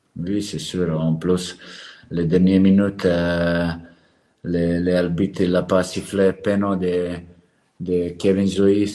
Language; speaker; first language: French; non-native, learner; Serbian